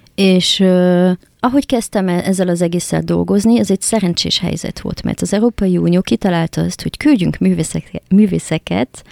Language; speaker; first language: Hungarian; non-native, fluent; French